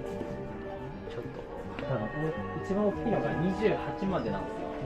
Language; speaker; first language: Japanese; non-native, fluent; Filipino